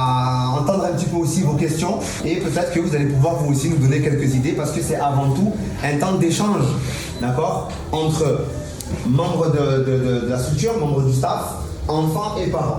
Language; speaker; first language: French; native; French